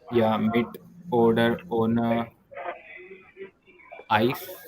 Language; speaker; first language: German; non-native, learner; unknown